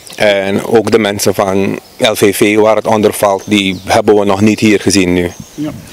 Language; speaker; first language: Dutch; native; Dutch